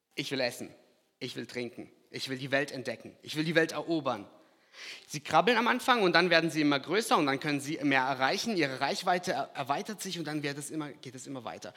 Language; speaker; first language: German; early bilingual, other home language; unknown